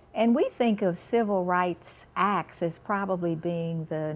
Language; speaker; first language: English; native; English